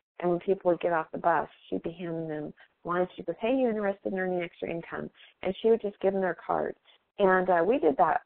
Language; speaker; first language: English; native; English